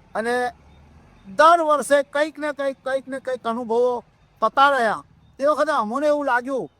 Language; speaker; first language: Gujarati; native; Gujarati